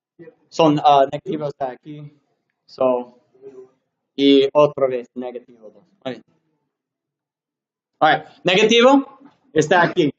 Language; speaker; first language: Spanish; non-native, learner; English